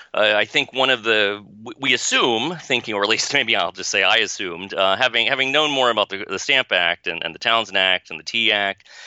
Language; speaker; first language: English; native; English